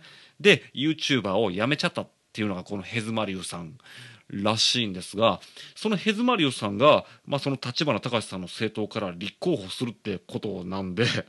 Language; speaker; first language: Japanese; native; Japanese